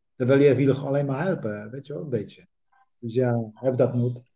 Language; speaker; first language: Dutch; non-native, fluent; Polish